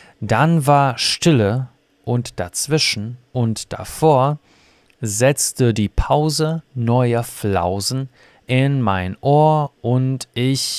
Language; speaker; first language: German; non-native, fluent; Russian